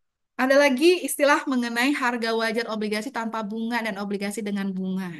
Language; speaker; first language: Indonesian; native; Indonesian